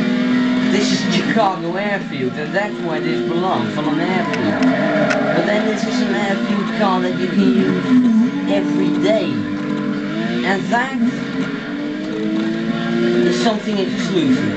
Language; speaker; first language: English; non-native, fluent; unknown